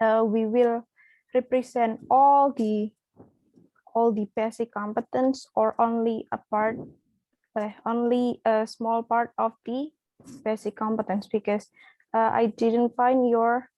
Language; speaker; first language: English; non-native, fluent; Indonesian